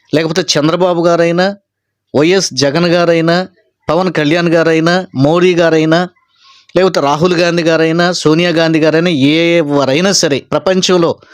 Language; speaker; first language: Telugu; native; Telugu